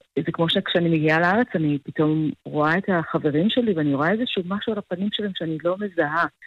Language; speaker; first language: Hebrew; native; Hebrew